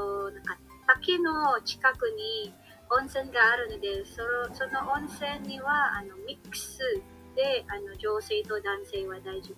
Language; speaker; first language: Japanese; non-native, learner; Filipino